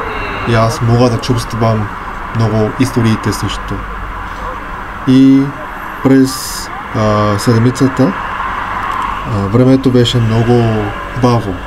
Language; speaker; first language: Bulgarian; non-native, learner; Korean